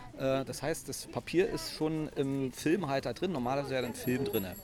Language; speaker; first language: German; native; German